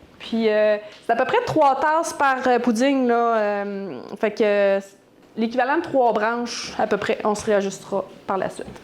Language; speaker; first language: French; native; French